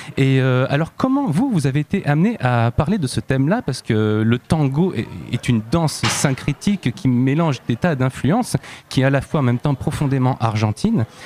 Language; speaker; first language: French; native; French